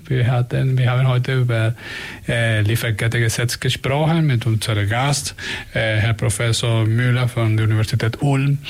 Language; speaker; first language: German; non-native, learner; Spanish